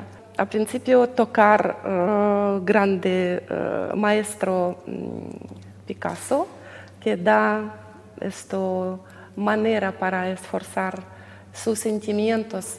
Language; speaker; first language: Spanish; non-native, learner; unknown